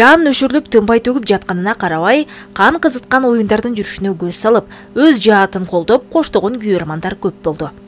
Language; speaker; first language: Kyrgyz; native; Kyrgyz